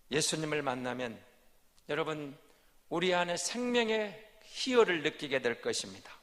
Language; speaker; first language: Korean; native; Korean